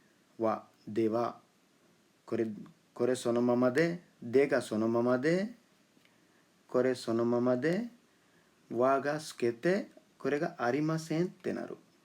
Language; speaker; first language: Japanese; non-native, fluent; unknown